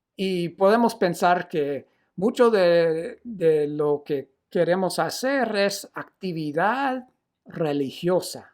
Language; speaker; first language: Spanish; non-native, fluent; English